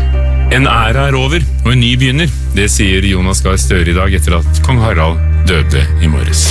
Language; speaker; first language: Norwegian; native; Norwegian